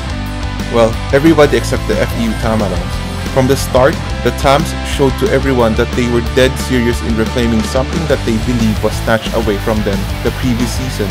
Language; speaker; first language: English; non-native, local second language; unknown